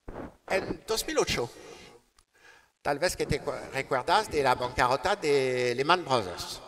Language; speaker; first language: Spanish; non-native, learner; French